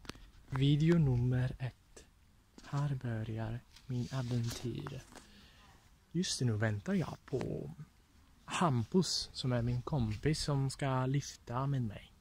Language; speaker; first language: Swedish; non-native, fluent; Italian